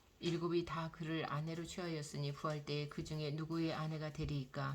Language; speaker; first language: Korean; native; Korean